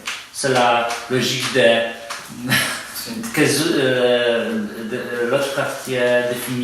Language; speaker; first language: French; non-native, fluent; Polish